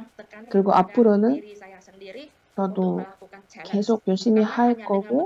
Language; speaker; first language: Korean; non-native, fluent; Indonesian